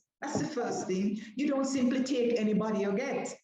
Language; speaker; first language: English; native; English